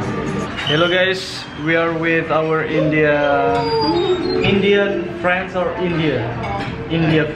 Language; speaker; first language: English; non-native, learner; Indonesian